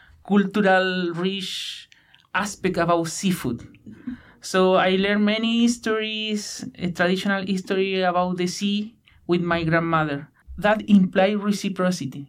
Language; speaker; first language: English; non-native, learner; Spanish